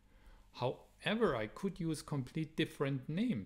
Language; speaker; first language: English; non-native, fluent; German